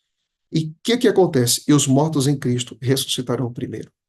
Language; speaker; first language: Portuguese; native; Portuguese